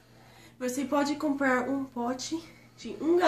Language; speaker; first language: Portuguese; non-native, fluent; English